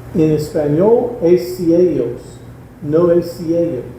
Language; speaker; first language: Spanish; non-native, learner; English